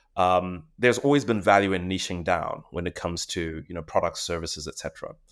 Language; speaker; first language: English; non-native, local second language; Shona